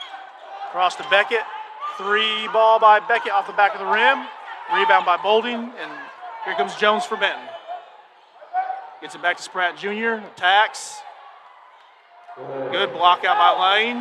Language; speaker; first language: English; native; English